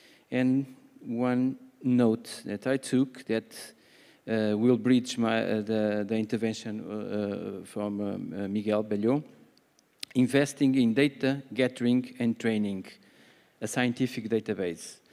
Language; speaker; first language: English; non-native, fluent; Portuguese